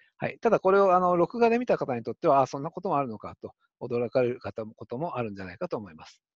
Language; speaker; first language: Japanese; native; Japanese